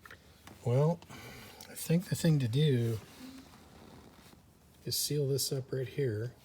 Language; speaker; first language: English; native; English